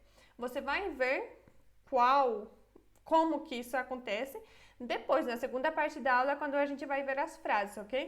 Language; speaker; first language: Portuguese; non-native, fluent; Polish